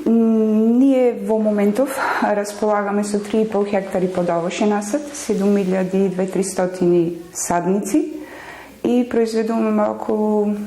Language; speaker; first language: Macedonian; native; Macedonian